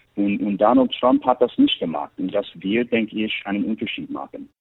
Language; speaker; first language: German; non-native, fluent; English